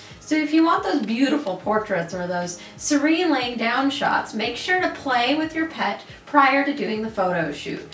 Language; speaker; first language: English; native; English